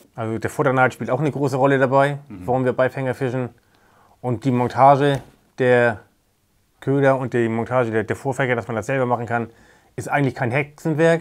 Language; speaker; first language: German; native; German